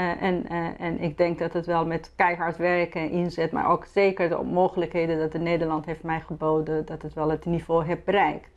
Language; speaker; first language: Dutch; non-native, fluent; Persian